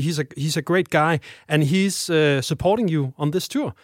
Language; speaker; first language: English; non-native, fluent; Danish